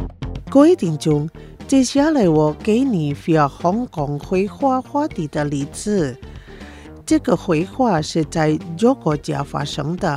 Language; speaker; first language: Chinese; non-native, fluent; Indonesian